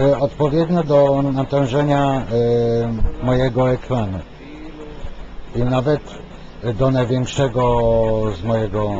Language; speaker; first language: Polish; non-native, fluent; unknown